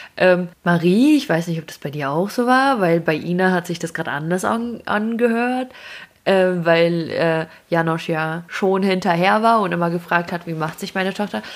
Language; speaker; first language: German; early bilingual, other home language; Russian